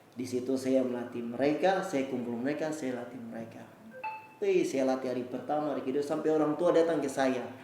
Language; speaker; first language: Indonesian; native; Indonesian